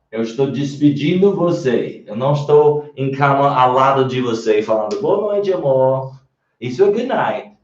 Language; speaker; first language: Portuguese; non-native, fluent; English